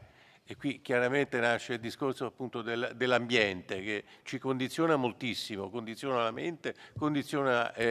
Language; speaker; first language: Italian; native; Italian